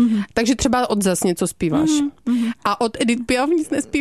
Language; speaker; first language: Czech; native; Czech